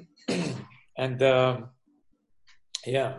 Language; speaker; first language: English; non-native, fluent; Russian